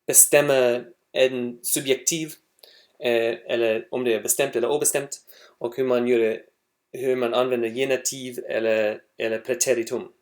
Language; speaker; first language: Swedish; non-native, learner; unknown